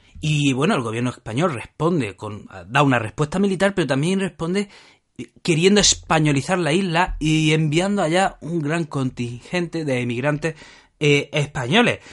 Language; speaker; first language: Spanish; native; Spanish